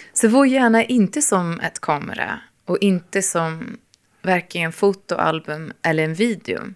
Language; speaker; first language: Swedish; non-native, fluent; English